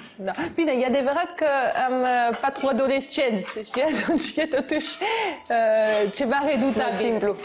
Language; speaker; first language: Romanian; non-native, fluent; French